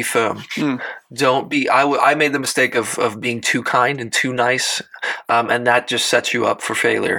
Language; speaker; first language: English; non-native, local second language; Afrikaans